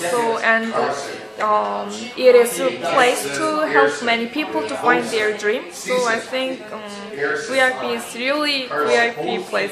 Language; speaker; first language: English; non-native, learner; Korean